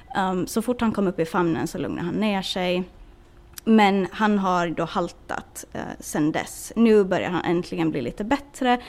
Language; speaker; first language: Swedish; native; Swedish